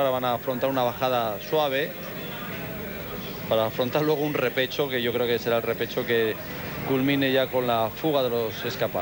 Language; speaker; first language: Spanish; native; Spanish